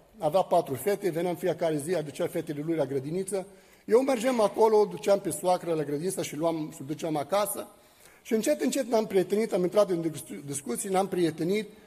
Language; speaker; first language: Romanian; non-native, fluent; Arabic